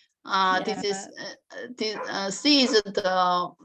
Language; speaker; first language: English; non-native, learner; Korean